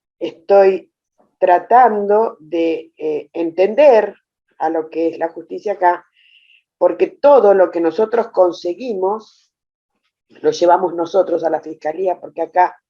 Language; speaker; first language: Spanish; native; Spanish